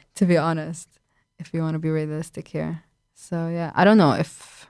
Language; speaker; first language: English; non-native, fluent; Arabic